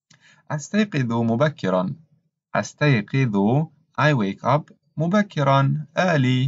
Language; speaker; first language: Arabic; non-native, learner; English